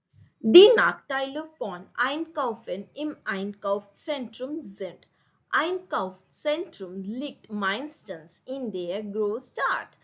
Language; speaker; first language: German; non-native, fluent; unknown